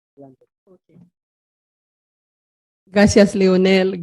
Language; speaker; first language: Spanish; non-native, fluent; Haitian Creole